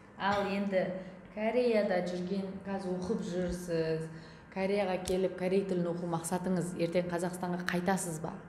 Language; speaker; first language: Kazakh; native; Kazakh